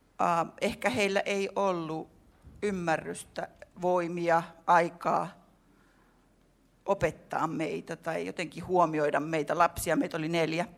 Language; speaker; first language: Finnish; native; Finnish